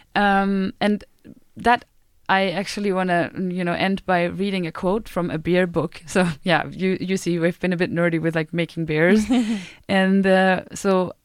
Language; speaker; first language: English; non-native, fluent; German